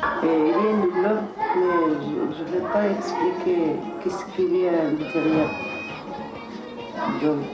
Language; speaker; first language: French; non-native, learner; Arabic